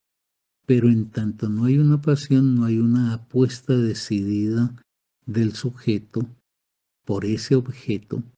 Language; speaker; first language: Spanish; native; Spanish